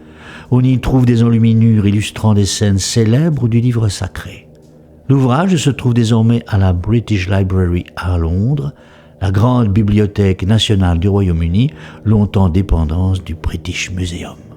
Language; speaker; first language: French; native; French